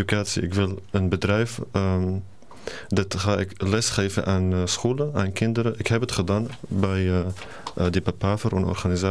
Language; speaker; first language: Dutch; non-native, learner; Arabic